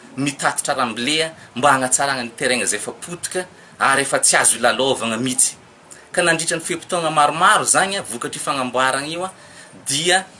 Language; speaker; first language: Malagasy; native; Malagasy